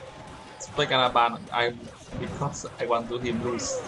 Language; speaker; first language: English; non-native, learner; Vietnamese